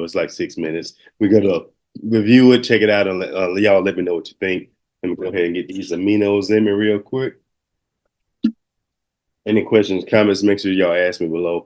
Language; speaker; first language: English; native; English